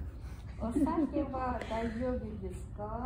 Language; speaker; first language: Japanese; non-native, learner; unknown